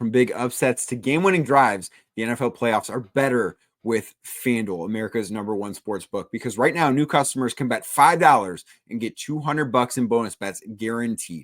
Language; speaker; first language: English; native; English